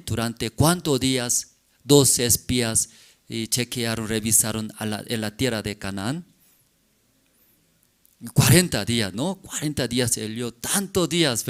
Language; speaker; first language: Spanish; non-native, learner; Korean